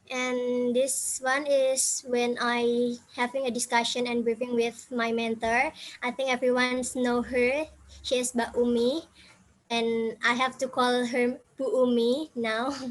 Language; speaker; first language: English; non-native, fluent; Indonesian